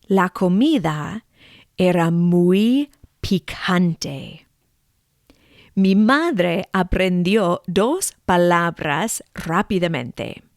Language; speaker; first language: Spanish; non-native, fluent; English